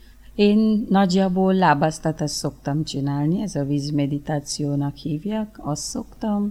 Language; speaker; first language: Hungarian; early bilingual, other home language; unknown